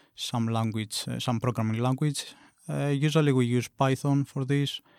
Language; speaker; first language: English; non-native, fluent; Greek